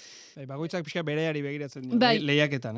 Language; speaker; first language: Basque; native; Basque